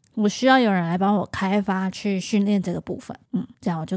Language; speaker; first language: Chinese; native; Chinese